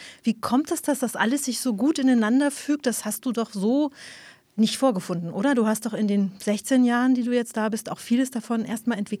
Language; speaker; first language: German; native; German